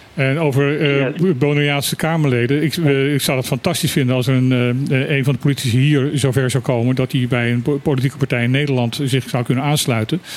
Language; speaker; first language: Dutch; non-native, local second language; Papiamento